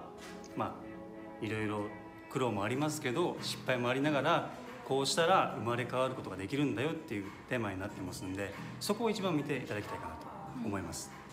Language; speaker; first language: Japanese; native; Japanese